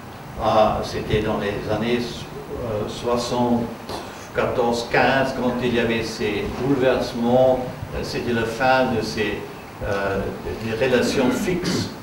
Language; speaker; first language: French; non-native, fluent; German